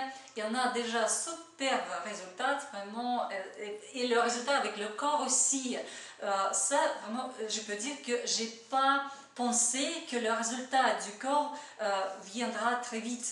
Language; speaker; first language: French; non-native, learner; Russian